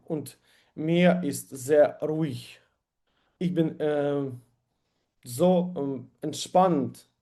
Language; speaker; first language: German; non-native, learner; Ukrainian